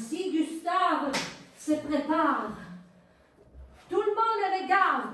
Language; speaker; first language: French; non-native, fluent; Italian